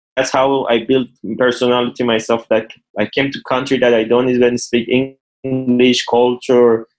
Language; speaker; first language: English; non-native, fluent; Persian